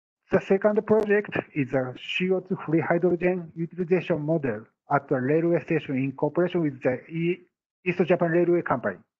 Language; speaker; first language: English; non-native, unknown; Japanese